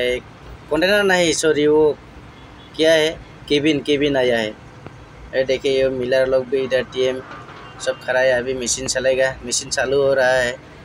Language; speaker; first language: Hindi; non-native, local second language; Assamese